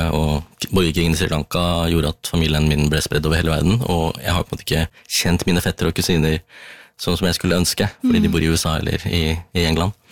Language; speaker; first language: Norwegian; early bilingual, other home language; Tamil